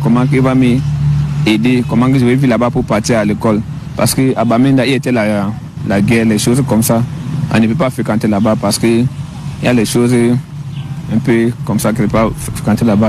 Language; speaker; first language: French; non-native, learner; English